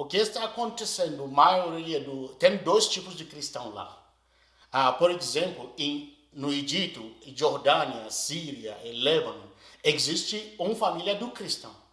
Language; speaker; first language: Portuguese; non-native, learner; Arabic